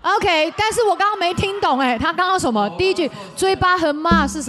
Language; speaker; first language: Chinese; native; Chinese